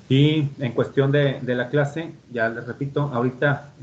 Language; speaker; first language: Spanish; native; Spanish